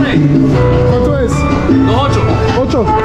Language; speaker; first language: Spanish; non-native, learner; French